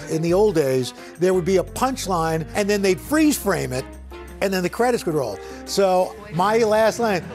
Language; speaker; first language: English; native; English